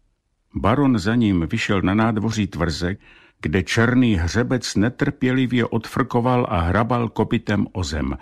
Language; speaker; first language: Czech; native; Czech